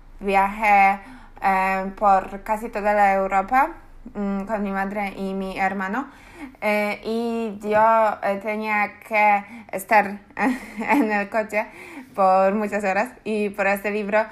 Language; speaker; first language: Spanish; non-native, learner; Polish